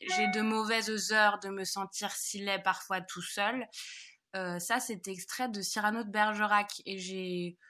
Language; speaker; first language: French; native; French